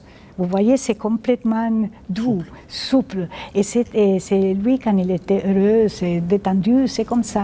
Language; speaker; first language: French; non-native, fluent; Spanish